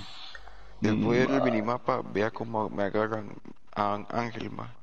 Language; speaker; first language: Spanish; native; Spanish